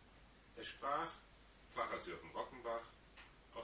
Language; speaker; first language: German; native; German